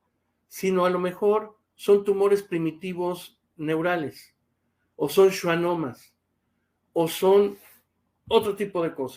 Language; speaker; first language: Spanish; native; Spanish